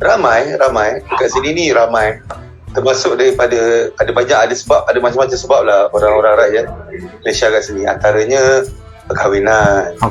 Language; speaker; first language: Malay; native; Malay